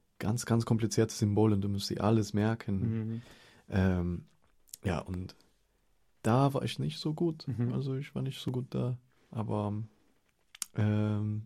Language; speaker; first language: German; non-native, fluent; Spanish